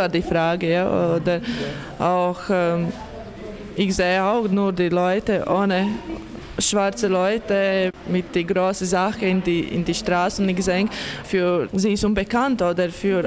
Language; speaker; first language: German; non-native, learner; Latvian